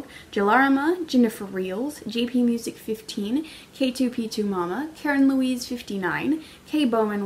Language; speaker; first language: English; native; English